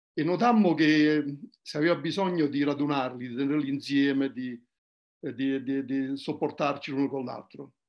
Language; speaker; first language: Italian; native; Italian